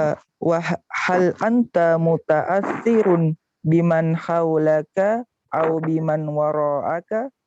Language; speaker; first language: Arabic; non-native, learner; Indonesian